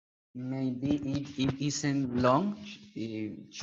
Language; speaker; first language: English; non-native, learner; Spanish